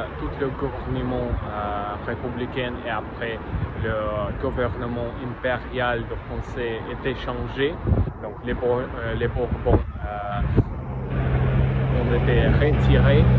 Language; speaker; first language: French; non-native, learner; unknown